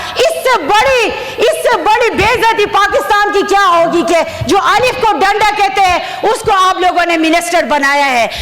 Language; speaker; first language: Urdu; non-native, local second language; Khowar